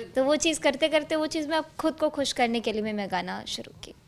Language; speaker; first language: Hindi; native; Hindi